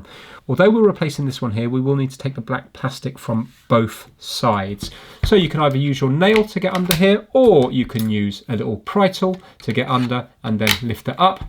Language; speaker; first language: English; native; English